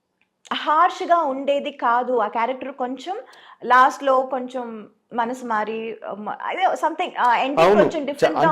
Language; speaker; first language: Telugu; non-native, local second language; Tamil